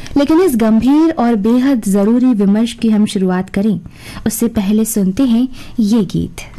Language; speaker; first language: Hindi; native; Hindi